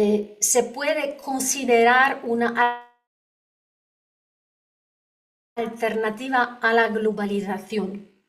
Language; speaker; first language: Spanish; non-native, learner; Polish